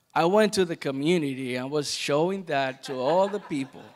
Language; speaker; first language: English; non-native, fluent; Spanish